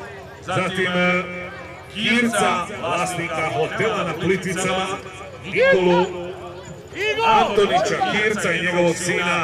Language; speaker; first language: Serbian; native; Serbian